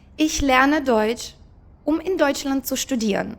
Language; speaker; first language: German; non-native, fluent; Ukrainian